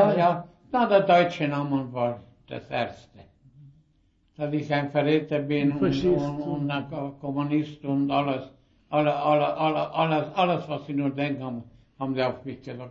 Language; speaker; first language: German; early bilingual, heritage; German